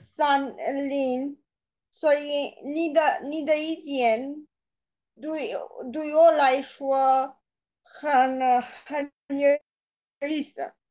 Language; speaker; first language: Chinese; non-native, learner; Romanian